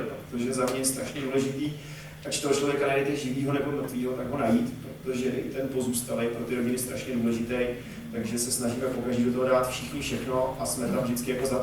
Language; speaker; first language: Czech; native; Czech